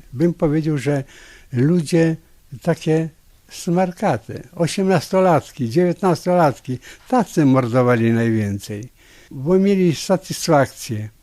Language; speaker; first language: Polish; native; Polish